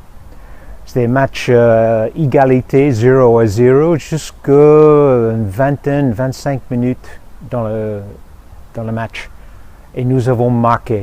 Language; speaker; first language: French; non-native, fluent; English